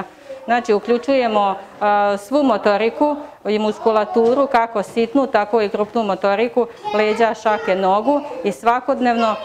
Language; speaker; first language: Serbian; native; Serbian